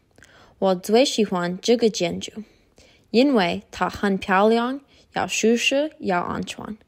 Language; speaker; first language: Chinese; non-native, learner; English